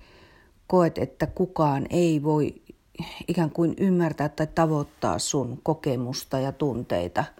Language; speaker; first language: Finnish; native; Finnish